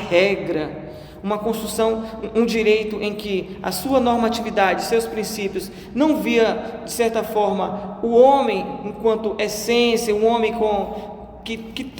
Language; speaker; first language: Portuguese; native; Portuguese